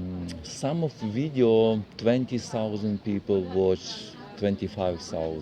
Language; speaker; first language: English; non-native, learner; Russian